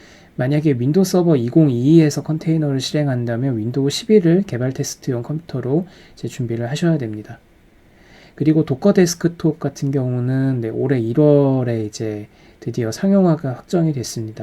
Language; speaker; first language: Korean; native; Korean